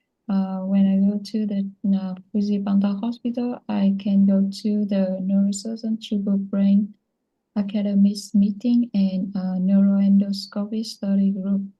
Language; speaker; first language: English; non-native, learner; Vietnamese